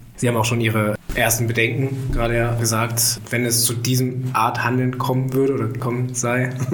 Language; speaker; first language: German; native; German